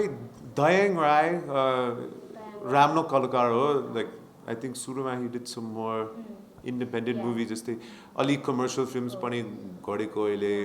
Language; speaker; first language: Nepali; non-native, learner; English